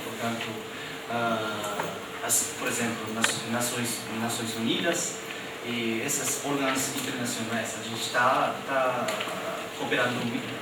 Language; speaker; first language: Portuguese; non-native, fluent; Japanese